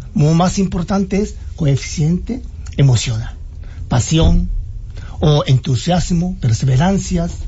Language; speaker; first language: Spanish; non-native, fluent; Japanese